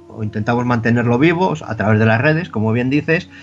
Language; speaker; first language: Spanish; native; Spanish